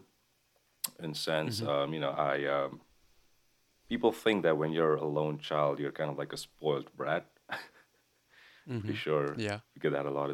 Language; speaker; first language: English; non-native, local second language; Nepali